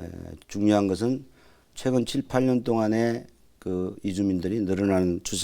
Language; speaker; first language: Korean; native; Korean